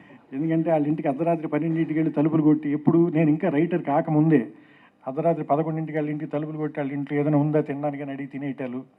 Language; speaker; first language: Telugu; native; Telugu